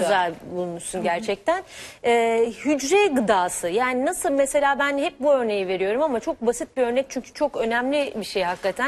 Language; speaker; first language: Turkish; native; Turkish